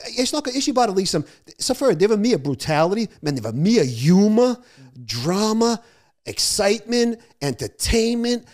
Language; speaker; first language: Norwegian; non-native, fluent; English